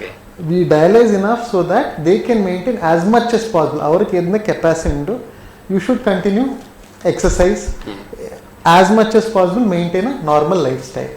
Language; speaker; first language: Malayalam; non-native, learner; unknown